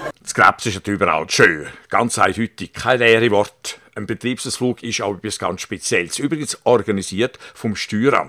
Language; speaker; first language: German; native; German